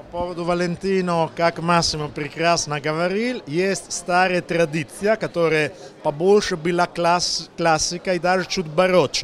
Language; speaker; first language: Russian; non-native, learner; Italian